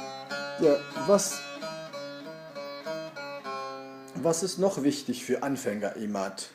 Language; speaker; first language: German; early bilingual, other home language; Kurdish